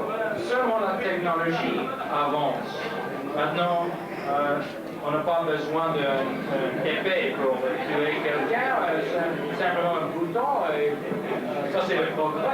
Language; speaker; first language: French; non-native, learner; English